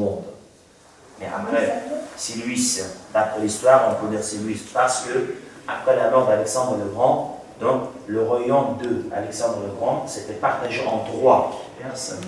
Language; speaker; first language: French; non-native, fluent; Uzbek